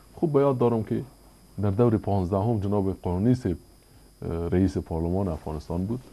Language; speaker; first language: Persian; native; Persian